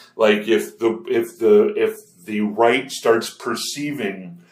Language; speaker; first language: English; native; English